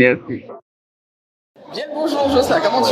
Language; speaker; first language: French; native; French